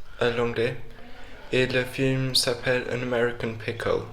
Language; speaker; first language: French; non-native, fluent; English